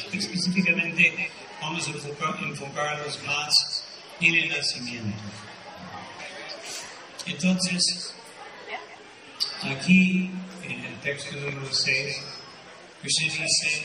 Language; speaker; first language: Spanish; non-native, fluent; Portuguese